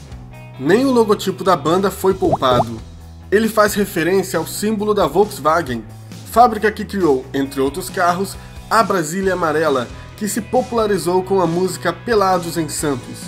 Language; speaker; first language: Portuguese; native; Portuguese